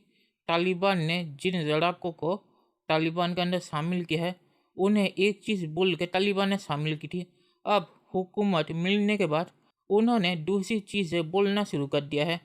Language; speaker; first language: Hindi; native; Hindi